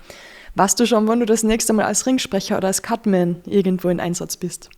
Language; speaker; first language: German; native; German